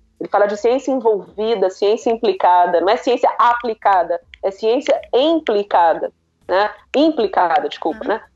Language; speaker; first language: Portuguese; native; Portuguese